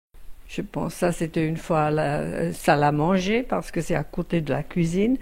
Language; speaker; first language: French; non-native, fluent; German